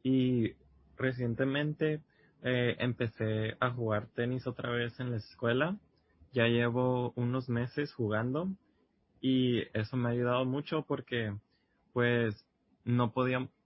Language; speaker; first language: Spanish; early bilingual, heritage; Spanish